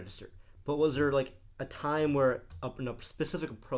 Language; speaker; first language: English; native; English